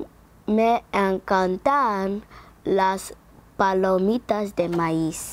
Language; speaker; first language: Spanish; non-native, learner; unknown